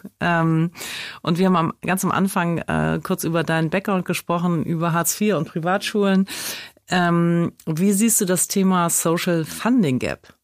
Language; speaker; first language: German; native; German